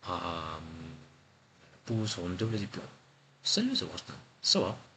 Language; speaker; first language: French; non-native, learner; Spanish